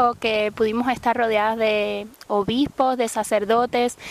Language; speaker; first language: Spanish; native; Spanish